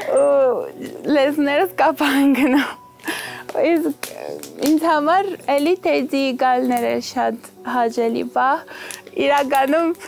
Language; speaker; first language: Armenian; native; Armenian